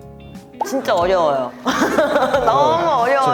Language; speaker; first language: Korean; early bilingual, heritage; Korean